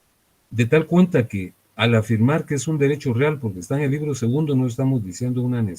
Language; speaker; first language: Spanish; native; Spanish